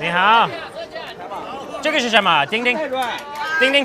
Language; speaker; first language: Chinese; non-native, learner; English